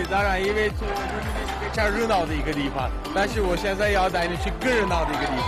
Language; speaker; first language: Chinese; non-native, fluent; Turkish